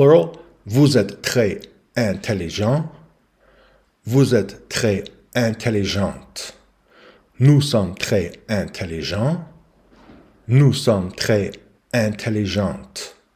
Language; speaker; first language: French; non-native, learner; English